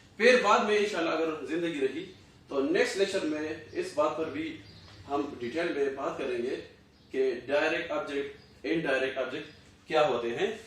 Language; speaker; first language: Urdu; non-native, local second language; Pashto